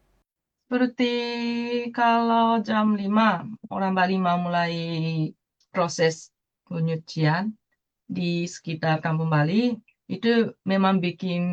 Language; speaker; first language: Indonesian; non-native, fluent; Japanese